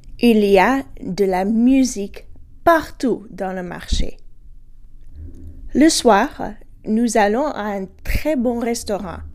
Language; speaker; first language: French; non-native, fluent; English